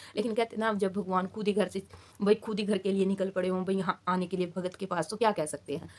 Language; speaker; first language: Hindi; native; Hindi